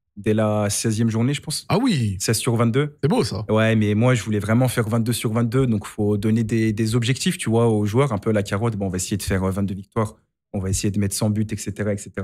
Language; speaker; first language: French; native; French